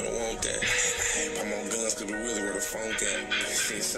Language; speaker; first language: English; native; English